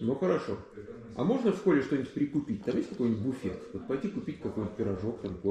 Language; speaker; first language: Russian; native; Russian